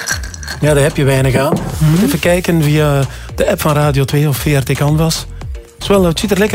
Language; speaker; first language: Dutch; native; Dutch